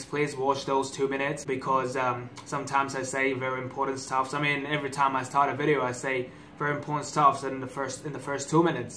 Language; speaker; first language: English; non-native, fluent; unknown